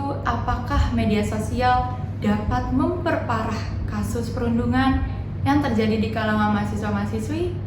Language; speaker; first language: Indonesian; native; Indonesian